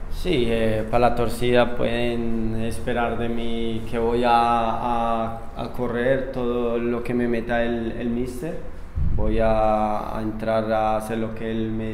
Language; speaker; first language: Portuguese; non-native, learner; Spanish